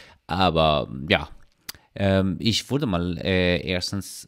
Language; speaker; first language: German; non-native, learner; Persian